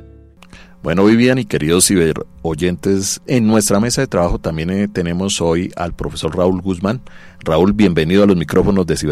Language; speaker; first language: Spanish; native; Spanish